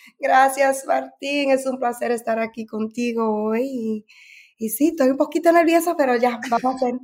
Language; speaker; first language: Spanish; early bilingual, heritage; Spanish